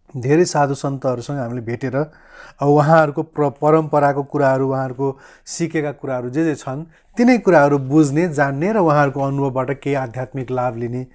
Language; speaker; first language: Nepali; native; Nepali